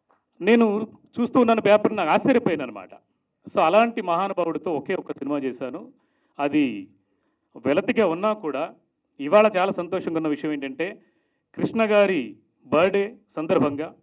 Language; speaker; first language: Telugu; native; Telugu